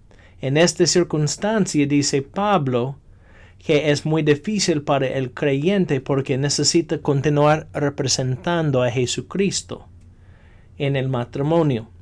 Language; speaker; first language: Spanish; non-native, fluent; English